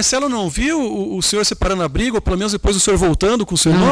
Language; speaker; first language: Portuguese; native; Portuguese